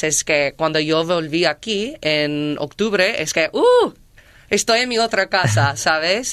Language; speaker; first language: Spanish; non-native, learner; English